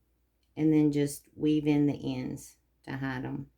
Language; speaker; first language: English; native; English